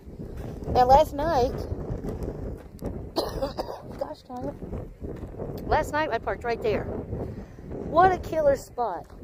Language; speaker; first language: English; native; English